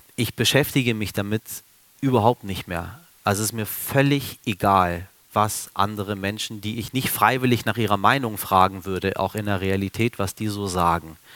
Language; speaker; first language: German; early bilingual, other home language; Persian